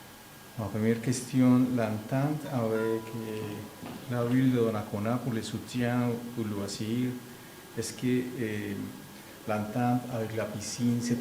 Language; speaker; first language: French; non-native, fluent; Spanish